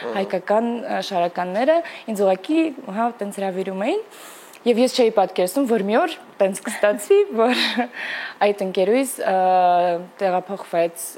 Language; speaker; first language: Armenian; early bilingual, heritage; Armenian